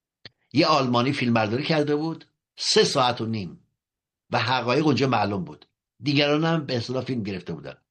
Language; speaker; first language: Persian; native; Persian